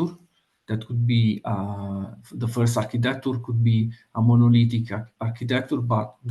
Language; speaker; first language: English; non-native, fluent; Italian